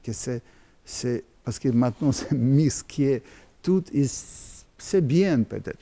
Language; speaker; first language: French; non-native, learner; Russian